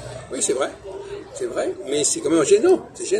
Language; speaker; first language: French; native; French